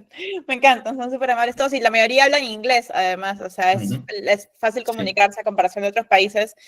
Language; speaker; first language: Spanish; native; Spanish